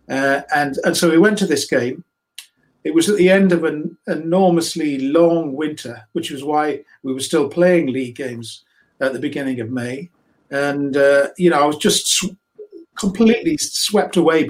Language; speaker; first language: English; native; English